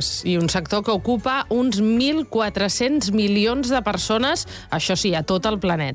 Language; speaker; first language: Catalan; native; Catalan